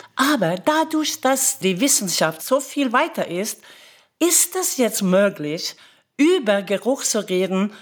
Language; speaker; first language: German; non-native, fluent; Norwegian